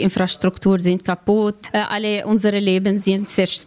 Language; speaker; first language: German; non-native, learner; Arabic